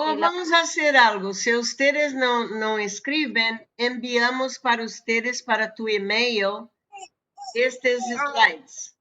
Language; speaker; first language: Spanish; non-native, fluent; Portuguese